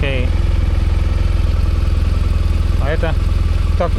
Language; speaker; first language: Russian; non-native, fluent; Estonian